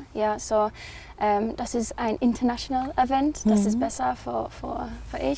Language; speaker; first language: German; non-native, learner; English